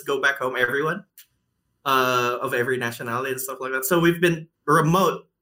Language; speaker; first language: English; non-native, fluent; Indonesian